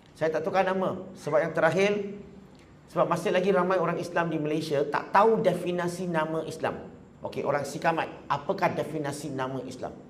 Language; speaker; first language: Malay; non-native, local second language; Chinese